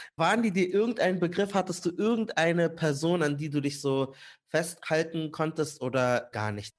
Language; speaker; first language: German; native; German